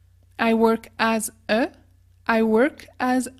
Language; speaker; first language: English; non-native, fluent; French